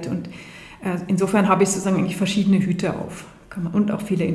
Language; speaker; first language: German; native; German